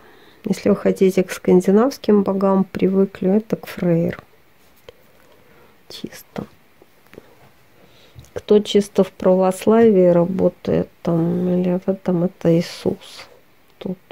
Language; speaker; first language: Russian; native; Russian